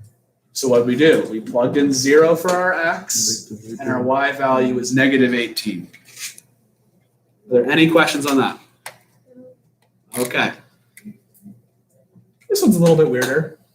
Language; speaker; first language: English; native; English